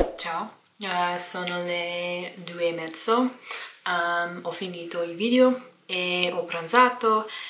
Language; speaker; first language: Italian; non-native, learner; English